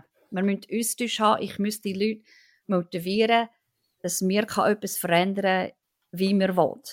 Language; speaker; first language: German; non-native, fluent; English